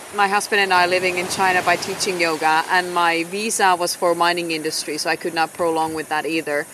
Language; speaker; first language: English; non-native, fluent; Finnish